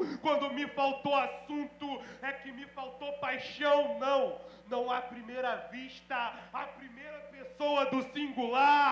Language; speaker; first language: Portuguese; native; Portuguese